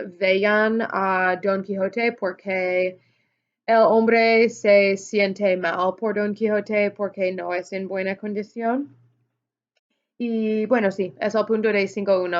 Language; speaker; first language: Spanish; non-native, fluent; English